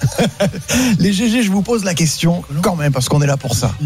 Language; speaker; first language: French; native; French